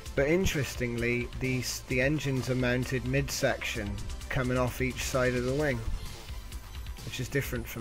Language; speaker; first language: English; native; English